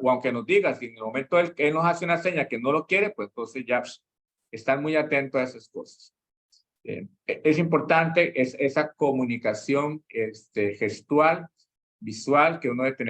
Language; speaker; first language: Spanish; native; Spanish